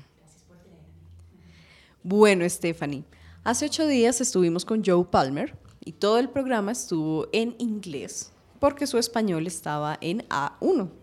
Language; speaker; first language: Spanish; native; Spanish